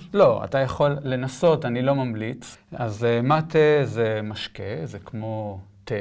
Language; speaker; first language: Hebrew; early bilingual, other home language; Spanish